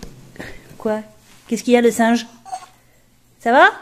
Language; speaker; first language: French; native; French